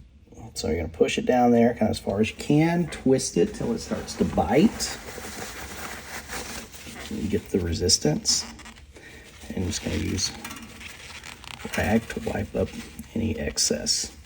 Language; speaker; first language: English; native; English